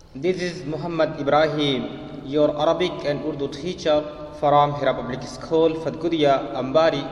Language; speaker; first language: English; non-native, local second language; Urdu